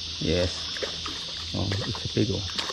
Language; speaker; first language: English; non-native, learner; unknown